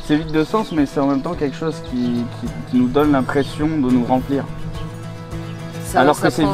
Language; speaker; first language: French; native; French